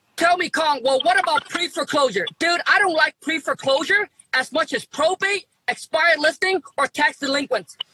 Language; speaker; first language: English; early bilingual, other home language; Vietnamese